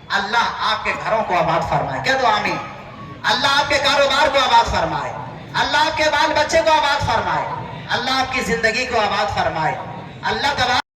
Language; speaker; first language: Urdu; native; Urdu